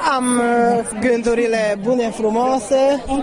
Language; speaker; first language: Romanian; non-native, learner; Hungarian